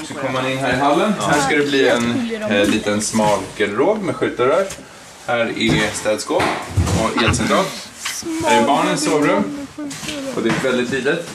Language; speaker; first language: Swedish; native; Swedish